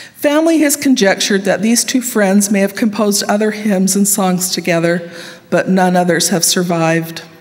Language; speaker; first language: English; native; English